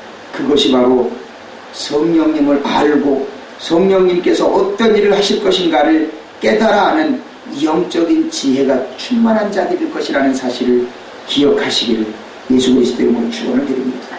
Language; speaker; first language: Korean; native; Korean